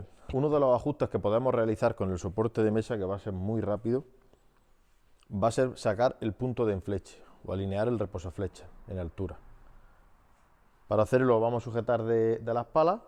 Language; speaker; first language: Spanish; native; Spanish